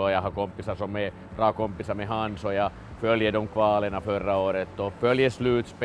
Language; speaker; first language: Swedish; non-native, fluent; Finnish